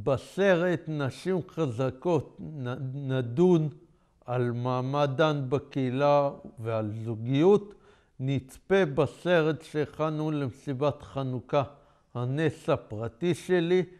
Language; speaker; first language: Hebrew; native; Hebrew